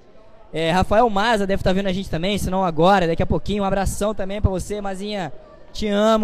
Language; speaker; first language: Portuguese; native; Portuguese